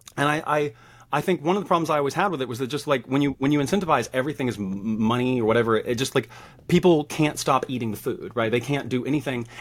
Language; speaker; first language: English; native; English